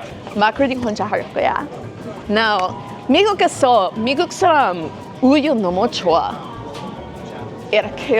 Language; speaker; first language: Korean; non-native, learner; English